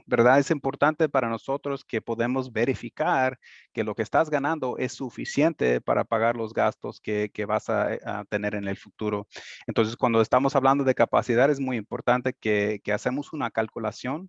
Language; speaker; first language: Spanish; early bilingual, heritage; Spanish